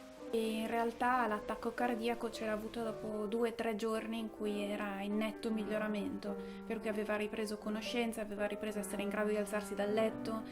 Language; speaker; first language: Italian; native; Italian